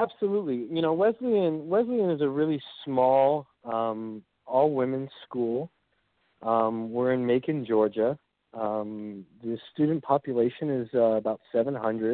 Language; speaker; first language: English; native; English